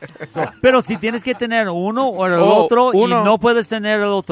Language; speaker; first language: Spanish; non-native, learner; English